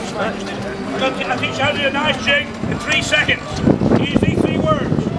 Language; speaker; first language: English; native; English